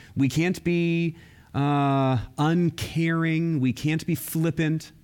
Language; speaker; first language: English; native; English